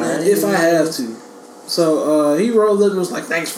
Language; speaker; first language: English; native; English